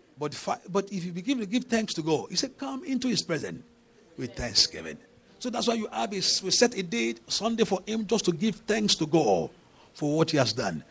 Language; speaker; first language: English; non-native, local second language; Yoruba